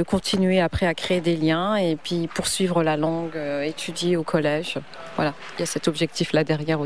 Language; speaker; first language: French; native; French